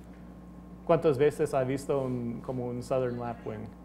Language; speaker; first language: Spanish; non-native, fluent; English